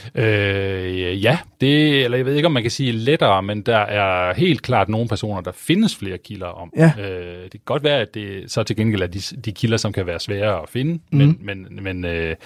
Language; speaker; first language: Danish; native; Danish